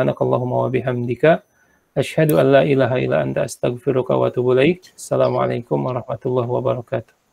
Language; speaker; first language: Indonesian; native; Indonesian